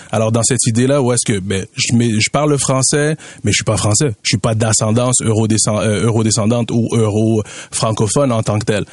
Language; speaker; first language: French; early bilingual, other home language; Swahili